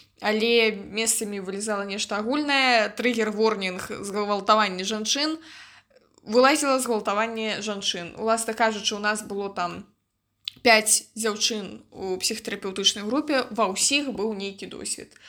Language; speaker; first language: Belarusian; native; Belarusian